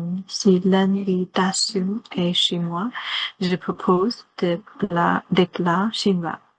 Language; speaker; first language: French; non-native, learner; Chinese